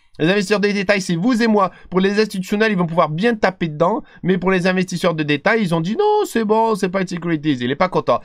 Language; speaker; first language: French; native; French